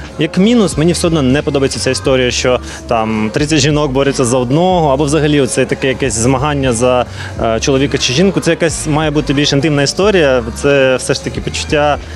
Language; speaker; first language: Ukrainian; non-native, local second language; Russian